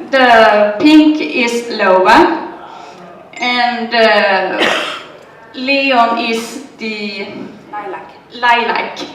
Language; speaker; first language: English; non-native, learner; Swedish